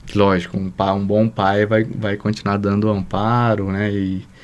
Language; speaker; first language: Portuguese; native; Portuguese